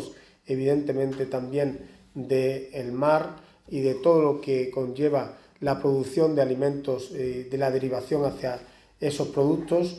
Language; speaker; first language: Spanish; native; Spanish